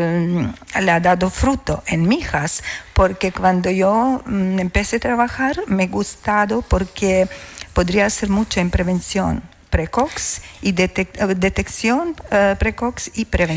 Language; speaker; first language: Spanish; non-native, learner; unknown